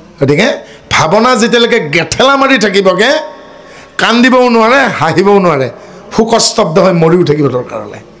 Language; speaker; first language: Assamese; non-native, local second language; Bodo